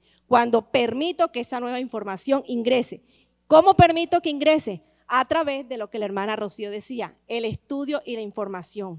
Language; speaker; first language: Spanish; native; Spanish